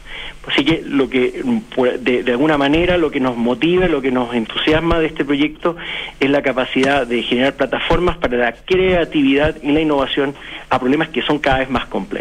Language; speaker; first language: Spanish; native; Spanish